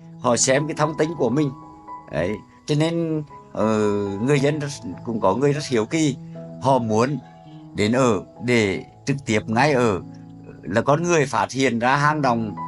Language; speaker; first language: Vietnamese; native; Vietnamese